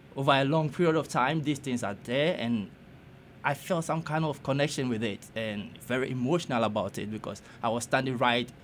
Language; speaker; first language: English; non-native, local second language; Ga